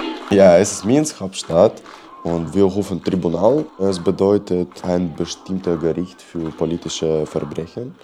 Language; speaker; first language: German; non-native, learner; Belarusian